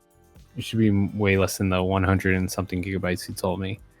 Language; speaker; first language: English; native; English